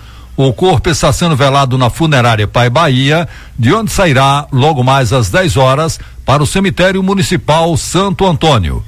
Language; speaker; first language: Portuguese; native; Portuguese